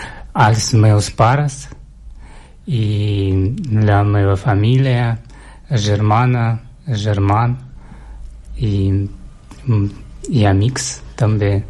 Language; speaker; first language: Catalan; non-native, learner; Russian